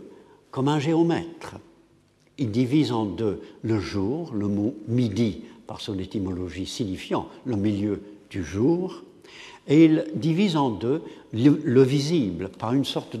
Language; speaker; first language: French; non-native, fluent; English